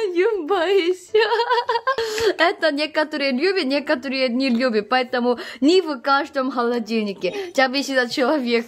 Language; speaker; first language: Russian; non-native, fluent; Korean